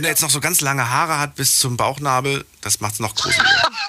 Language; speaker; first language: German; native; German